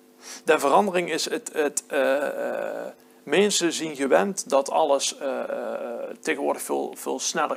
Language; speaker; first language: Dutch; native; Dutch